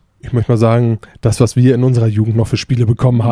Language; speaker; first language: German; native; German